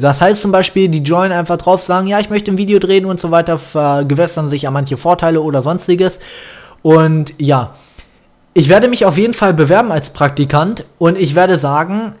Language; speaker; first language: German; native; German